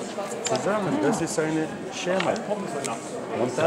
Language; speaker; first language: German; non-native, learner; Russian